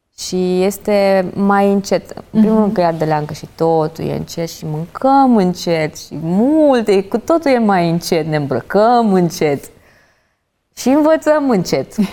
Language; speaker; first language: Romanian; native; Romanian